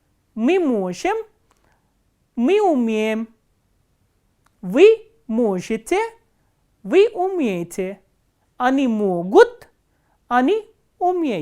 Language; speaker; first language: Russian; non-native, fluent; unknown